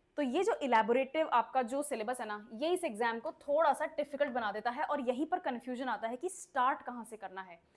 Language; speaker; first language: Hindi; native; Hindi